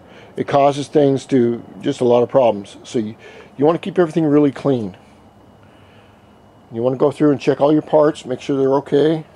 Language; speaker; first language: English; native; English